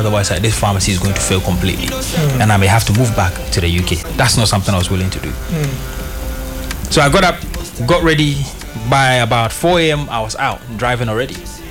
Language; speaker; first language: English; non-native, local second language; Akan